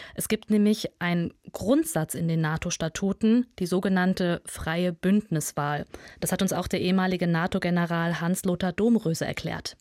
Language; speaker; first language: German; early bilingual, other home language; Russian